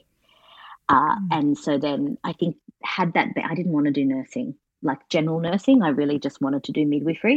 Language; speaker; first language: English; native; English